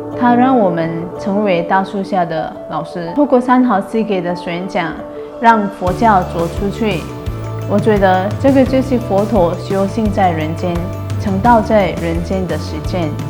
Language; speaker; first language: Chinese; non-native, fluent; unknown